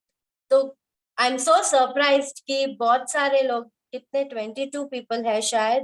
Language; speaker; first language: Hindi; native; Hindi